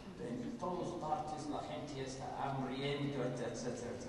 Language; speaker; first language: Spanish; non-native, fluent; English